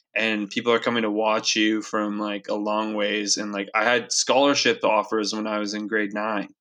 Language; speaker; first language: English; native; English